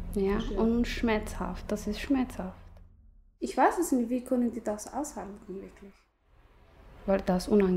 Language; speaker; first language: German; non-native, learner; Somali